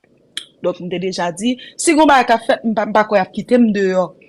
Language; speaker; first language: Haitian Creole; native; Haitian Creole